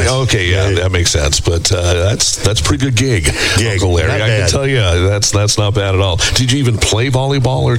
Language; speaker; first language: English; native; English